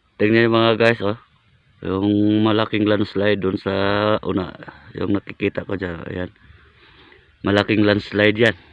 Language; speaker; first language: Filipino; non-native, local second language; Cebuano